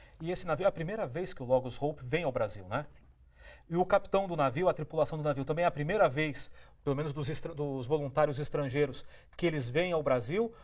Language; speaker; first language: Portuguese; native; Portuguese